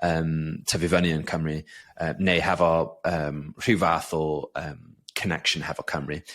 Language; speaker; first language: Welsh; non-native, local second language; English